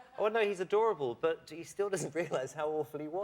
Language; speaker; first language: English; native; English